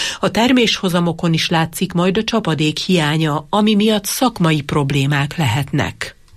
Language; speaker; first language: Hungarian; native; Hungarian